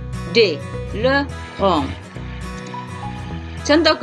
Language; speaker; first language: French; non-native, fluent; Indonesian